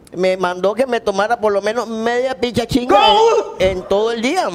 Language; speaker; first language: Spanish; native; Spanish